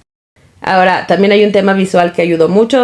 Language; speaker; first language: Spanish; native; Spanish